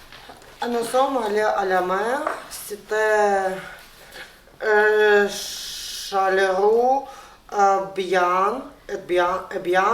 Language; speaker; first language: French; non-native, learner; Ukrainian